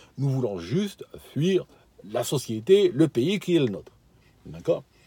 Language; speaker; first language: French; non-native, local second language; Arabic